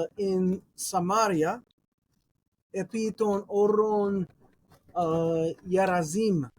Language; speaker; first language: Greek; non-native, learner; English